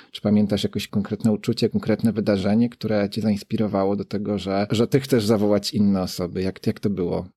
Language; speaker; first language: Polish; native; Polish